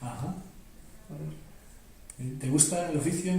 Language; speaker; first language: Spanish; native; Spanish